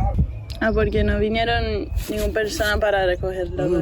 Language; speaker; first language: Spanish; non-native, fluent; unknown